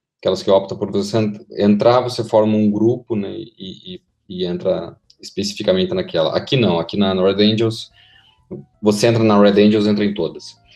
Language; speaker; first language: Portuguese; native; Portuguese